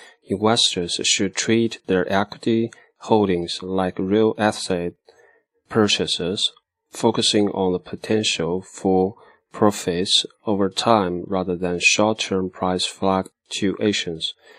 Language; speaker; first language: English; non-native, fluent; Chinese